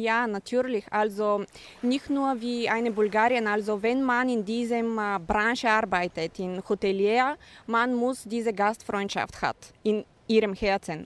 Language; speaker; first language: German; non-native, fluent; Bulgarian